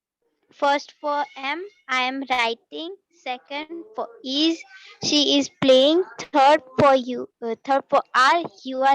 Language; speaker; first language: English; non-native, learner; Gujarati